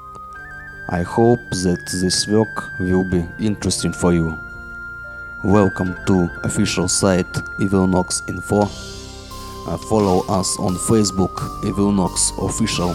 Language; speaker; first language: English; non-native, learner; Russian